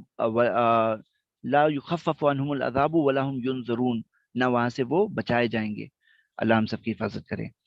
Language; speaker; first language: Urdu; non-native, local second language; Gujarati